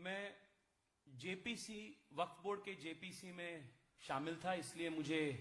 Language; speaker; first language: Hindi; non-native, local second language; Kannada